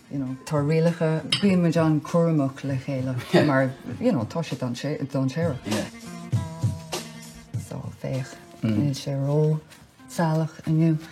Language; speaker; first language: Irish; non-native, local second language; English